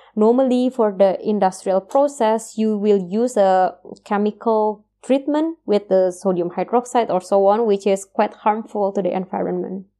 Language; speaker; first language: English; non-native, fluent; Indonesian